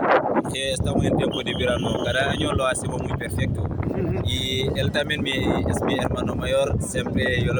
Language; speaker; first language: Spanish; non-native, learner; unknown